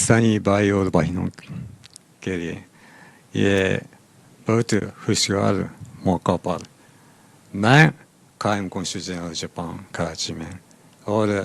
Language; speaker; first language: Hindi; non-native, learner; Japanese